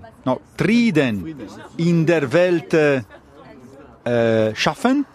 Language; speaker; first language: German; non-native, learner; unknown